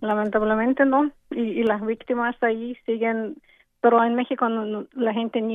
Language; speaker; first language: Spanish; non-native, fluent; English